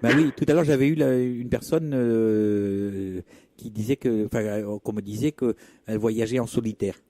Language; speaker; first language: French; native; French